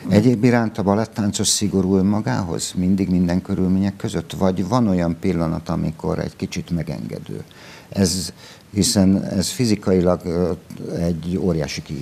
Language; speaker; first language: Hungarian; native; Hungarian